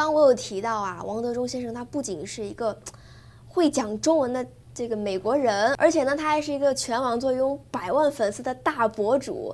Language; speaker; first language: Chinese; native; Chinese